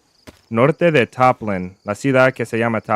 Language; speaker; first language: Spanish; non-native, learner; English